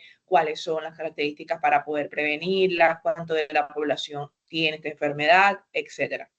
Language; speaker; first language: Spanish; native; Spanish